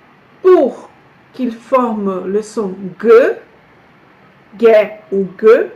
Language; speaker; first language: French; non-native, fluent; Portuguese